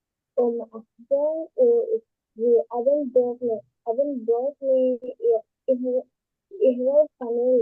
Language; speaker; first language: German; non-native, learner; Indonesian